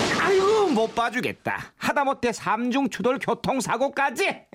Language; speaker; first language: Korean; native; Korean